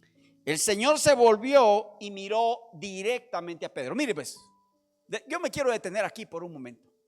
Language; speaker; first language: Spanish; native; Spanish